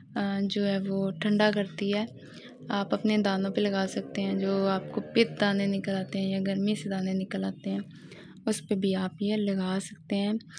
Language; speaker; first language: Urdu; non-native, local second language; Pashto